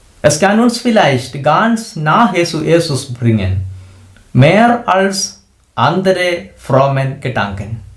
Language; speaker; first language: German; non-native, fluent; Malayalam